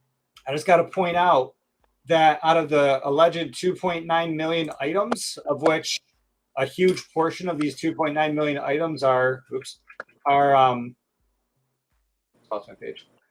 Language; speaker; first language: English; native; English